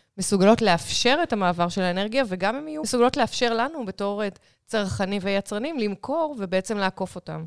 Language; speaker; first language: Hebrew; native; Hebrew